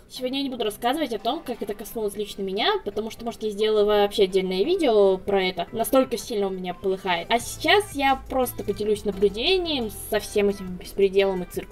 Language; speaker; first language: Russian; native; Russian